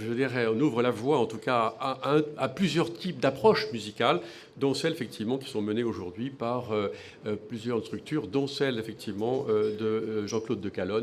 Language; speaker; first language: French; native; French